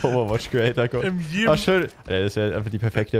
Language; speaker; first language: German; native; German